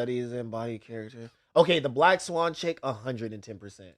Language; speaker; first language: English; native; English